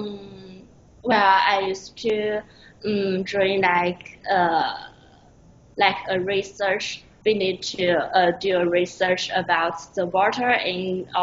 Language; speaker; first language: English; non-native, learner; Chinese